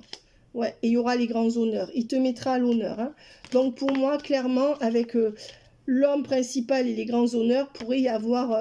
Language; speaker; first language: French; native; French